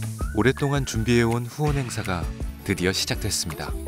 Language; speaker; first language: Korean; native; Korean